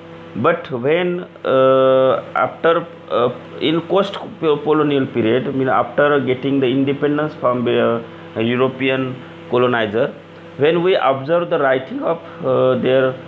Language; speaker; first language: English; non-native, local second language; Marathi